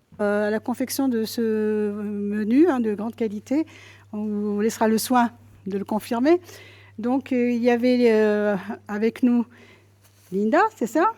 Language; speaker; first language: French; native; French